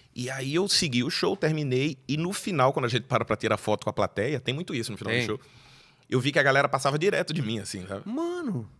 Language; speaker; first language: Portuguese; native; Portuguese